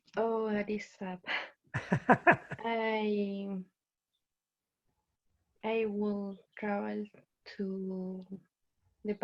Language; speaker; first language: English; non-native, learner; Spanish